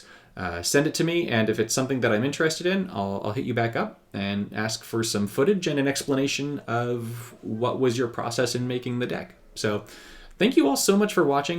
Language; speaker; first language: English; native; English